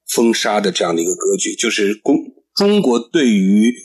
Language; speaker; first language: Chinese; native; Chinese